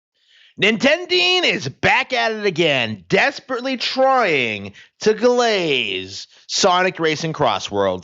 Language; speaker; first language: English; native; English